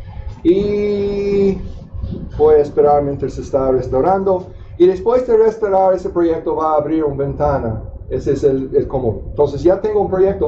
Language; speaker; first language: Spanish; non-native, fluent; English